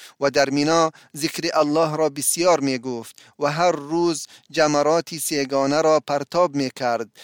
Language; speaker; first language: Persian; native; Persian